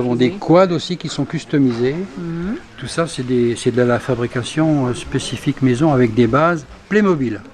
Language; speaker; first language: French; native; French